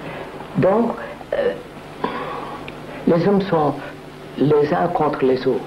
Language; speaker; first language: French; non-native, fluent; Telugu